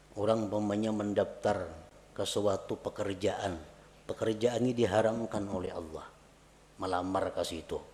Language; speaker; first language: Indonesian; non-native, local second language; Banjar